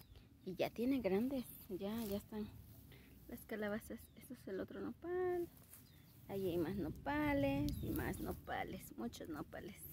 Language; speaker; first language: Spanish; native; Spanish